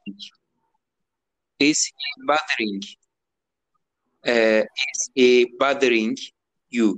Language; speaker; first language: English; non-native, learner; Turkish